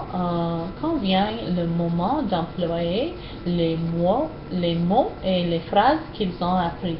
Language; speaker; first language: French; non-native, learner; English